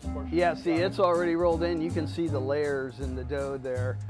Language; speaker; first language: English; native; English